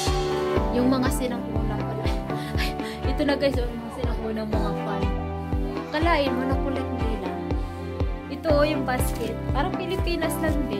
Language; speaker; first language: Filipino; native; Filipino